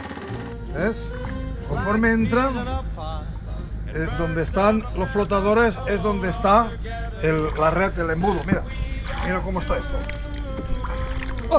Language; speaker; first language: Spanish; native; Spanish